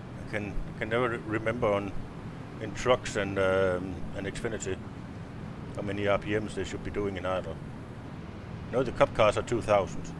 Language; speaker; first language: English; non-native, fluent; Danish